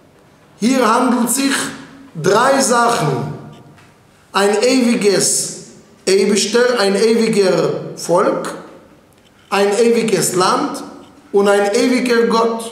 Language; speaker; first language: German; non-native, fluent; Hebrew